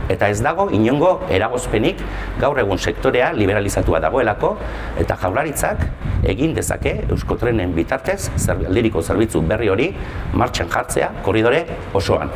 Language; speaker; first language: Basque; native; Basque